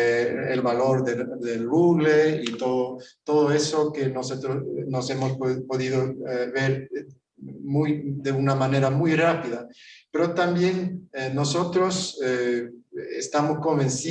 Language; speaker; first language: Spanish; non-native, fluent; Swedish